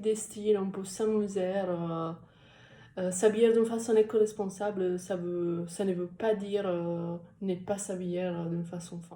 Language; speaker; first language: French; non-native, fluent; Italian